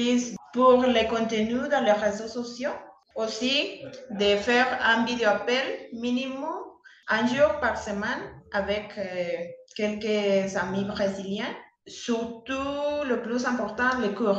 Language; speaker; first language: French; non-native, learner; Spanish